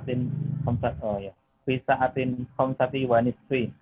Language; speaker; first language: Arabic; non-native, learner; Indonesian